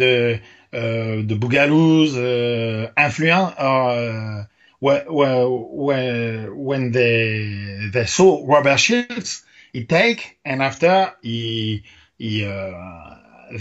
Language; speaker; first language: English; non-native, learner; French